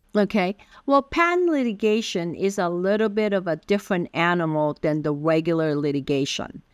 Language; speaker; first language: English; early bilingual, other home language; Min Nan Chinese